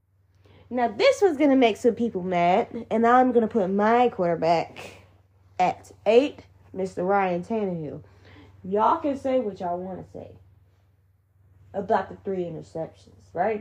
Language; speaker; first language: English; native; English